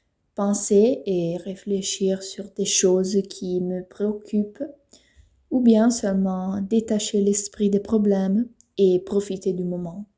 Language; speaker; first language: French; non-native, local second language; Italian